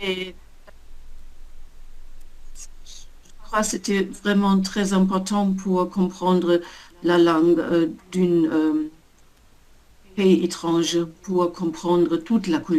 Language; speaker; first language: French; non-native, learner; German